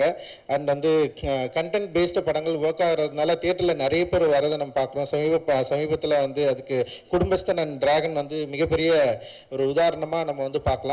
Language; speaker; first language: Tamil; native; Tamil